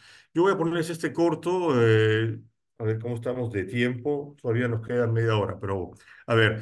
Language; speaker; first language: Spanish; native; Spanish